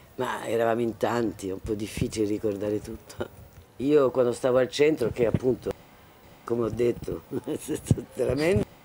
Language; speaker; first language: Italian; non-native, fluent; Arabic